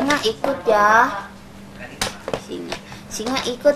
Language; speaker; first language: Indonesian; native; Indonesian